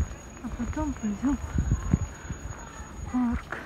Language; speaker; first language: Russian; native; Russian